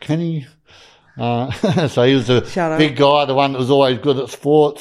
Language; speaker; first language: English; native; English